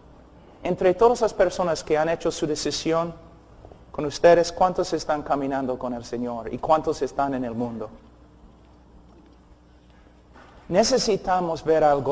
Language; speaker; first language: Spanish; non-native, fluent; English